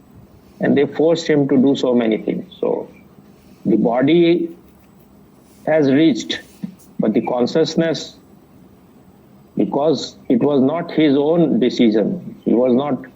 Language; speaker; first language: English; non-native, fluent; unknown